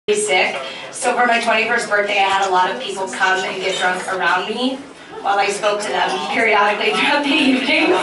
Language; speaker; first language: English; native; English